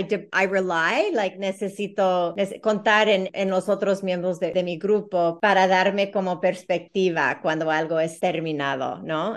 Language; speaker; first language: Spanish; early bilingual, heritage; Spanish